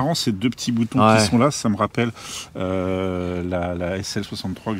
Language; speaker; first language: French; native; French